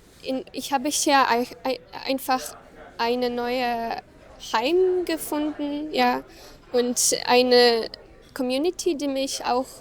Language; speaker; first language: German; non-native, learner; Ukrainian